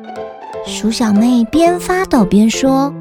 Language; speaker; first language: Chinese; native; Chinese